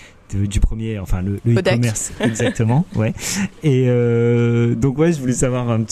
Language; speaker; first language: French; native; French